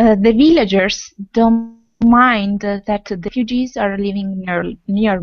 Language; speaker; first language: English; non-native, fluent; Italian